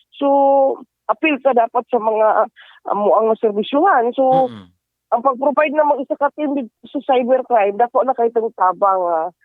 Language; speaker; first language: Cebuano; native; Cebuano